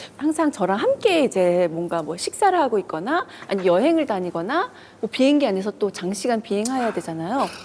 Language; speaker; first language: Korean; early bilingual, heritage; Korean